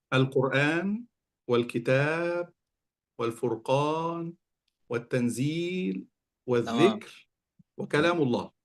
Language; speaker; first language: Arabic; native; Arabic